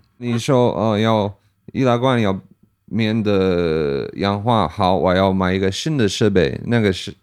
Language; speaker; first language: Chinese; non-native, fluent; English